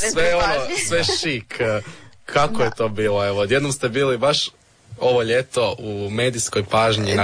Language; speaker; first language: Serbian; native; Serbian